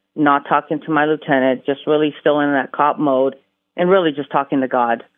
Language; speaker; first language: English; early bilingual, other home language; Spanish